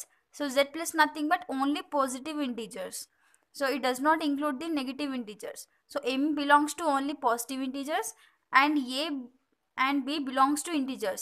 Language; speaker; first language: English; non-native, local second language; Telugu